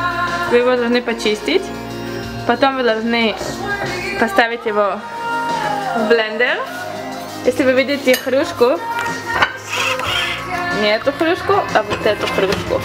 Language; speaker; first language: Russian; early bilingual, heritage; Russian